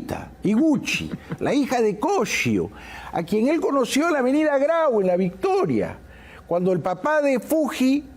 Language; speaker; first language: Spanish; native; Spanish